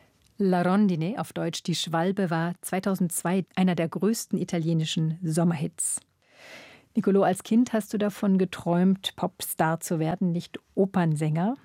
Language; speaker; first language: German; native; German